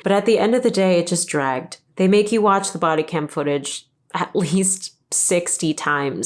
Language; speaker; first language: English; native; English